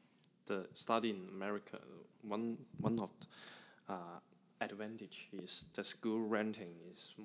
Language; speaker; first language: English; non-native, learner; Chinese